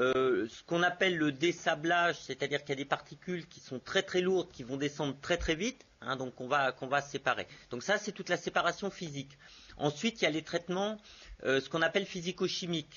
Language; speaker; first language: French; native; French